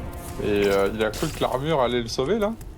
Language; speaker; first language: French; native; French